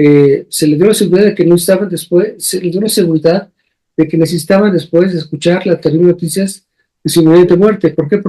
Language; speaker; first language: Spanish; native; Spanish